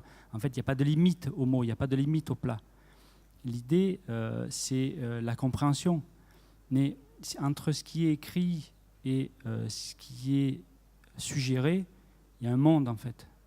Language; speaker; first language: French; native; French